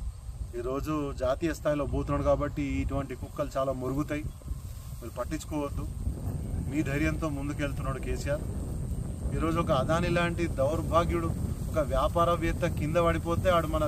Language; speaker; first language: Telugu; native; Telugu